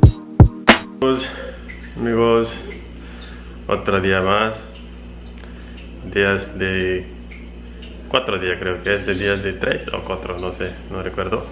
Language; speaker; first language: Spanish; non-native, learner; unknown